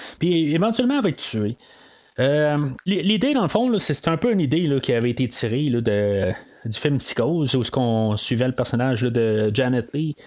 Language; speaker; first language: French; native; French